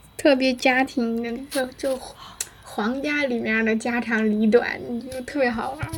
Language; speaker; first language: Chinese; native; Chinese